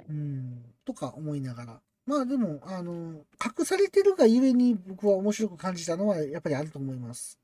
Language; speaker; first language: Japanese; native; Japanese